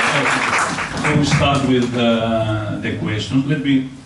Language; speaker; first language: English; non-native, fluent; Greek